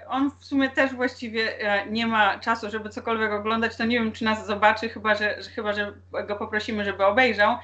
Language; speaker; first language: Polish; native; Polish